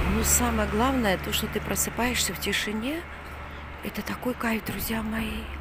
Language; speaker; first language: Russian; non-native, local second language; Georgian